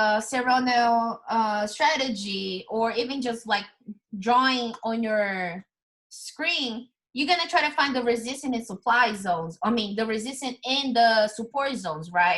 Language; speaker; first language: English; non-native, fluent; Portuguese